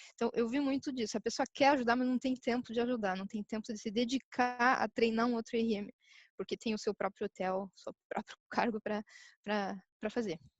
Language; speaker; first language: Portuguese; early bilingual, heritage; French